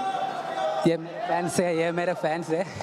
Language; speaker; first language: Hindi; non-native, local second language; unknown